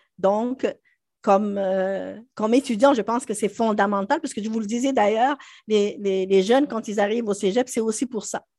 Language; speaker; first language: French; non-native, local second language; Arabic